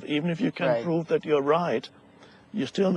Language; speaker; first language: English; non-native, fluent; German